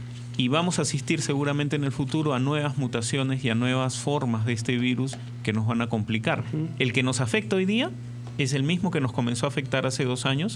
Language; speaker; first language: Spanish; native; Spanish